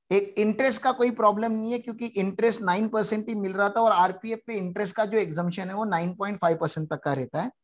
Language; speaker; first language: Hindi; native; Hindi